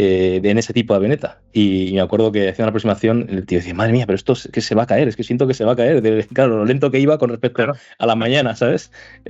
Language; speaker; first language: Spanish; native; Spanish